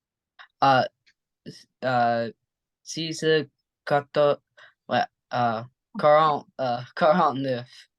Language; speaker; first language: French; non-native, learner; English